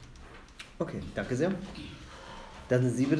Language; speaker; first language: German; non-native, fluent; Arabic